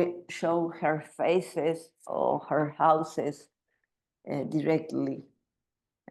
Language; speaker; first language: English; non-native, learner; Spanish